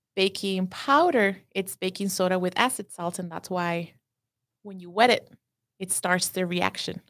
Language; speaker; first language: English; non-native, fluent; Spanish